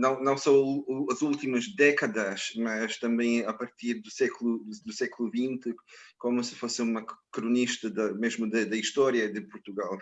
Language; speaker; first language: Portuguese; non-native, fluent; Croatian